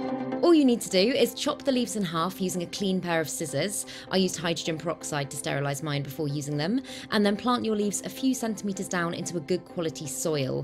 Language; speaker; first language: English; native; English